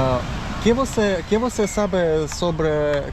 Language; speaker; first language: Portuguese; non-native, learner; Russian